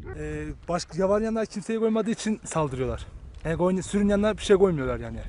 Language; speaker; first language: Turkish; native; Turkish